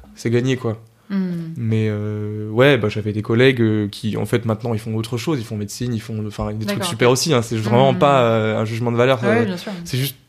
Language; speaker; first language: French; native; French